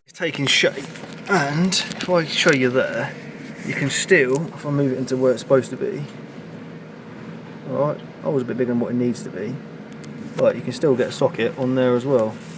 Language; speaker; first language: English; native; English